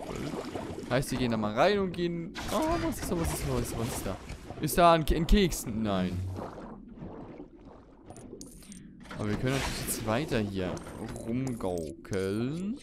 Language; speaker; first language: German; native; German